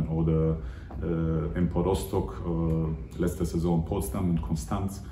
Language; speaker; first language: German; non-native, fluent; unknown